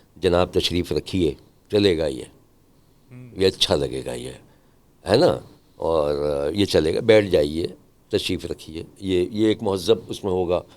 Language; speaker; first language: Urdu; native; Urdu